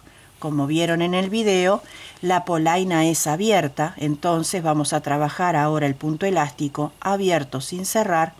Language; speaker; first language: Spanish; native; Spanish